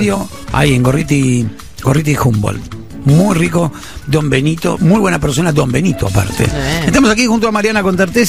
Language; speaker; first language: Spanish; native; Spanish